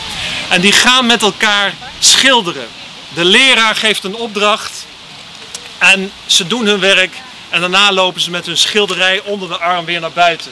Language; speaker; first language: Dutch; native; Dutch